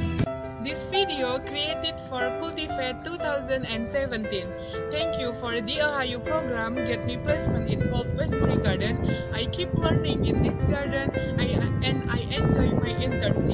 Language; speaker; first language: English; non-native, learner; Indonesian